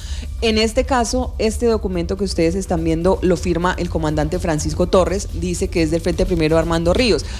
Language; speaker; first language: Spanish; native; Spanish